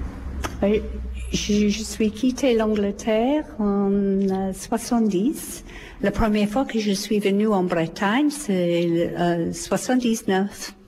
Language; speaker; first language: French; non-native, fluent; English